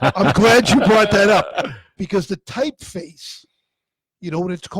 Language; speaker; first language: English; native; English